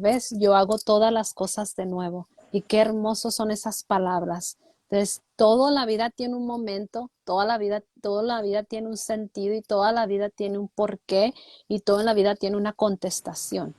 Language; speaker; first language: Spanish; native; Spanish